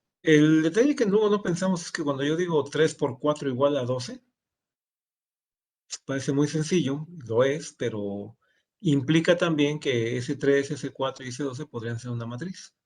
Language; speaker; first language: Spanish; native; Spanish